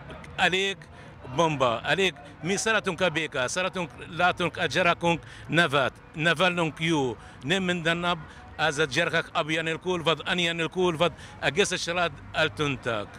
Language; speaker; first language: Hungarian; non-native, learner; Arabic